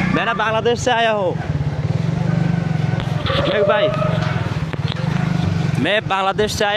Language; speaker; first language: Hindi; non-native, learner; Bangla